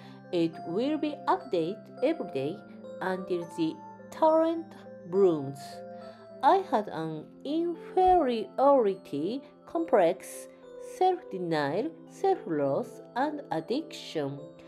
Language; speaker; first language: English; non-native, learner; Japanese